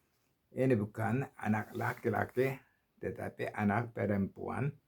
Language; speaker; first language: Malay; non-native, learner; Korean